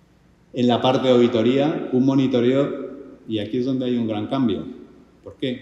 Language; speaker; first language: Spanish; native; Spanish